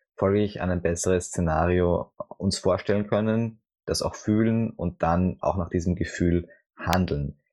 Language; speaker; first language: German; native; German